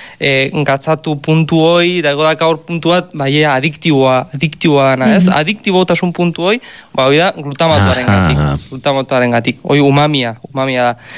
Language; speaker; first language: Basque; native; Basque